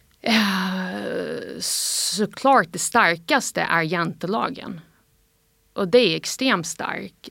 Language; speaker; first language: Swedish; non-native, fluent; English